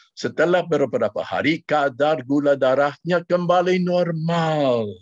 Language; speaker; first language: Malay; non-native, fluent; English